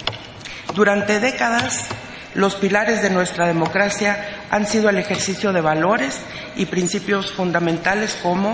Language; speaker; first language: Spanish; native; Spanish